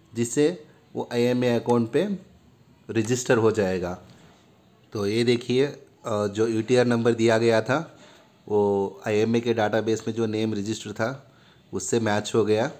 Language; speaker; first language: Hindi; non-native, local second language; Urdu